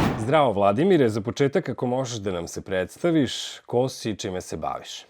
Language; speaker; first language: Serbian; native; Serbian